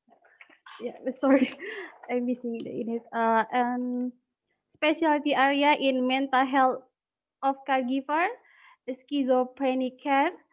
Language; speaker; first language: English; non-native, learner; Indonesian